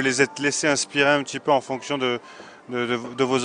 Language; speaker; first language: French; native; French